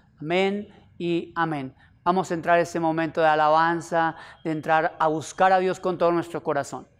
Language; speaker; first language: Spanish; native; Spanish